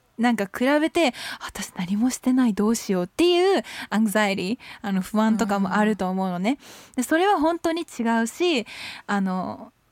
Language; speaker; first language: Japanese; native; Japanese